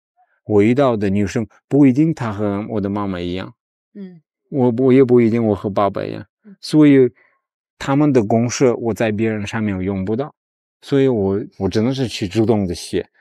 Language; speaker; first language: Chinese; non-native, fluent; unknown